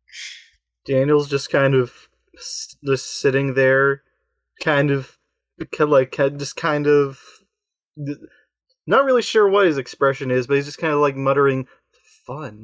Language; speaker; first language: English; native; English